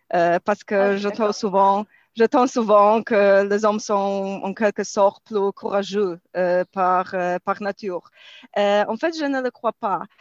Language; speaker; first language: French; non-native, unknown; Polish